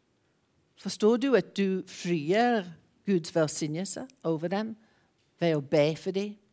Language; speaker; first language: Norwegian; non-native, fluent; English